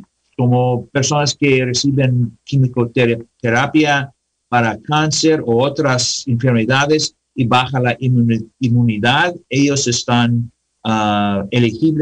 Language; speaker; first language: Spanish; non-native, learner; English